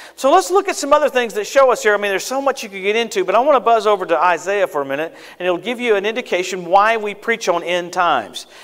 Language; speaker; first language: English; native; English